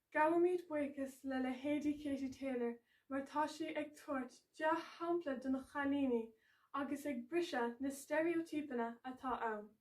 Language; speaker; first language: Irish; non-native, local second language; English